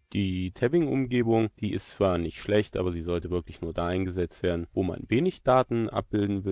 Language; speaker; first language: German; native; German